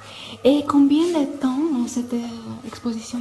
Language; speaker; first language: French; non-native, learner; English